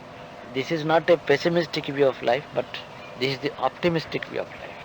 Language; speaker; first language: English; non-native, local second language; Telugu